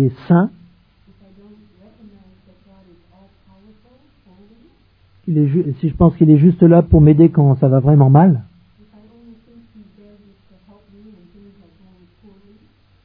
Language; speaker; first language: French; native; French